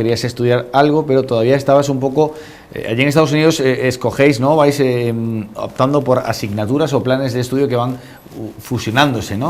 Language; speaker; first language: Spanish; native; Spanish